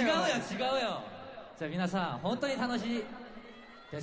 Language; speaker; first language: Japanese; non-native, learner; Korean